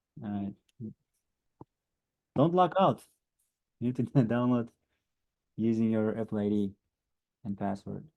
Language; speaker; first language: English; non-native, fluent; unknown